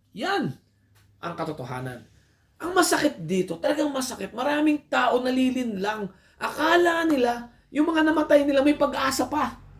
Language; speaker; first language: Filipino; non-native, local second language; Iloko